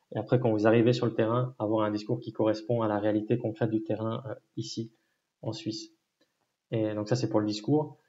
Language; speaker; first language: French; native; French